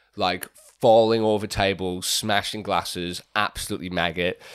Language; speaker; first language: English; native; English